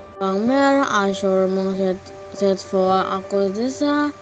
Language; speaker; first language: French; non-native, learner; Indonesian